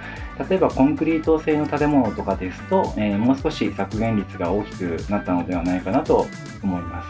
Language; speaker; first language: Japanese; native; Japanese